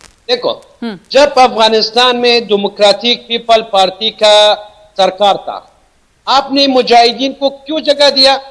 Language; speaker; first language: Hindi; non-native, fluent; Persian